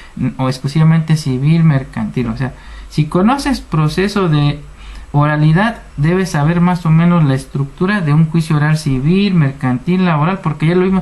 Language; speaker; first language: Spanish; native; Spanish